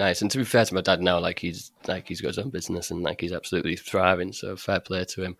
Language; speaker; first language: English; native; English